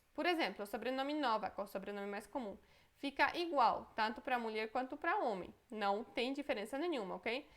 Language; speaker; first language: Portuguese; non-native, fluent; Polish